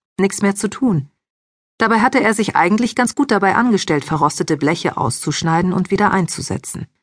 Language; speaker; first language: German; early bilingual, other home language; Greek